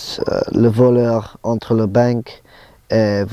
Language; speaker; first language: French; non-native, learner; English